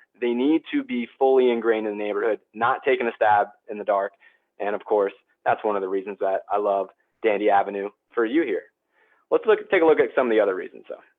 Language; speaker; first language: English; native; English